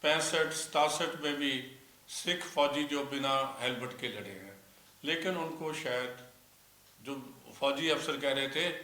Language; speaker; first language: Hindi; non-native, local second language; Punjabi